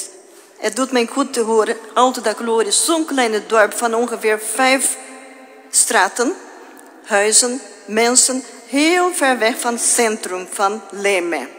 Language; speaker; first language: Dutch; non-native, fluent; Portuguese